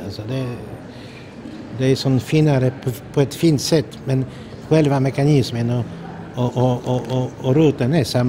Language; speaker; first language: Swedish; non-native, fluent; Polish